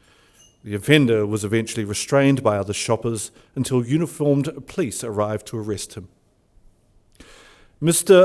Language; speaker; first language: English; native; English